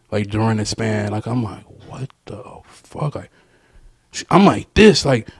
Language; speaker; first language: English; native; English